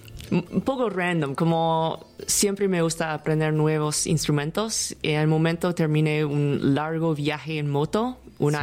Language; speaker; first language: Spanish; non-native, learner; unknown